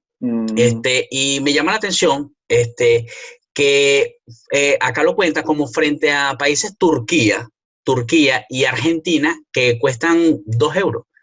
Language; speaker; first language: Spanish; native; Spanish